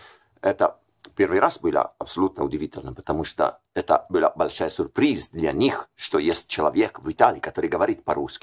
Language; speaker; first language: Russian; non-native, fluent; Italian